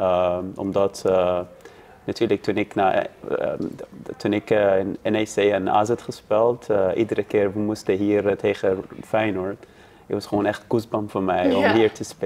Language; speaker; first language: Dutch; non-native, learner; Persian